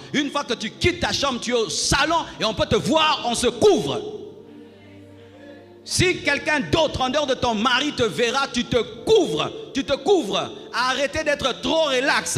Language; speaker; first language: French; non-native, local second language; Lingala